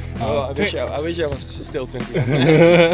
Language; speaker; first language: English; non-native, learner; Indonesian